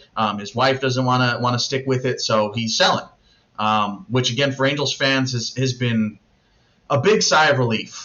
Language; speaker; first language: English; native; English